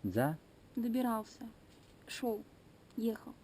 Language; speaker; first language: Russian; native; Russian